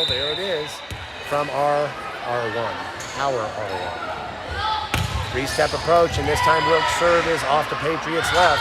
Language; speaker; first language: English; native; English